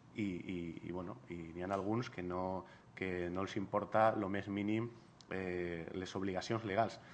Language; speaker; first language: Catalan; non-native, local second language; Spanish